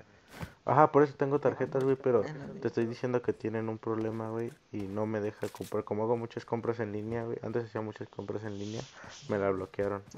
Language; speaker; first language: Spanish; native; Spanish